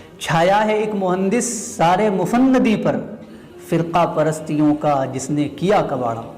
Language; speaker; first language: Urdu; native; Urdu